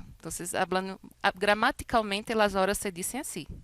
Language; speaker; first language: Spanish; non-native, fluent; Portuguese